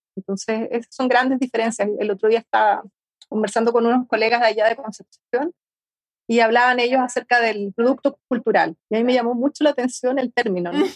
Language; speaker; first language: Spanish; native; Spanish